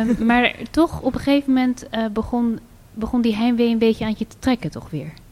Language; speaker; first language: Dutch; native; Dutch